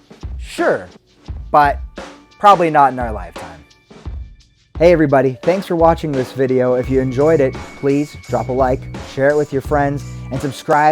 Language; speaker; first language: English; native; English